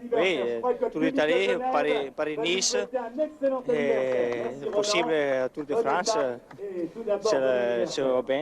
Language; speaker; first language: French; non-native, learner; Italian